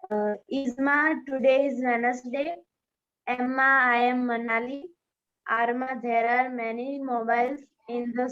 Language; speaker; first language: English; non-native, learner; Gujarati